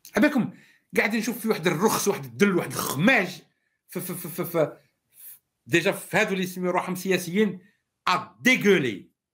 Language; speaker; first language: Arabic; native; Arabic